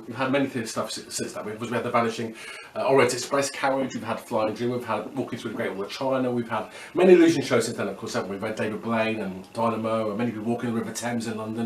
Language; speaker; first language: English; native; English